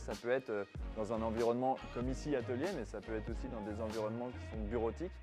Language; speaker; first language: French; native; French